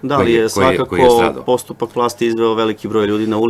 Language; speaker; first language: Serbian; native; Serbian